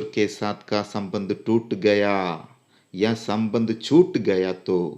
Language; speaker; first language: Hindi; non-native, local second language; Malayalam